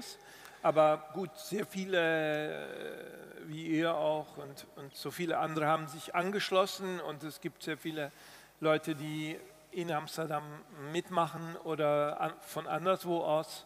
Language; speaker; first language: German; non-native, fluent; Dutch